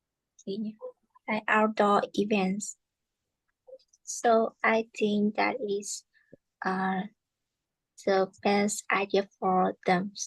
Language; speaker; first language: English; non-native, learner; Vietnamese